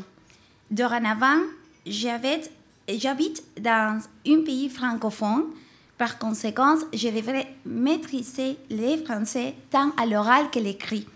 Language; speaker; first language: French; non-native, fluent; Spanish